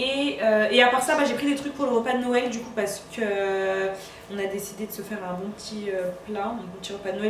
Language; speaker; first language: French; native; French